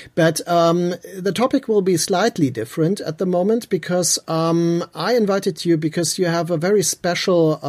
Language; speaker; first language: English; non-native, fluent; German